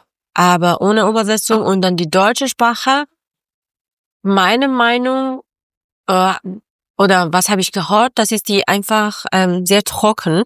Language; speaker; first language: German; non-native, learner; Persian